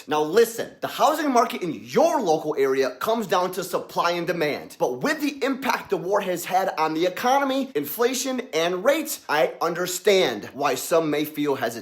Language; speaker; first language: English; native; English